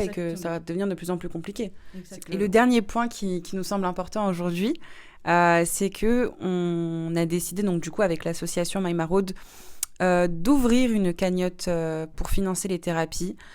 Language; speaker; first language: French; native; French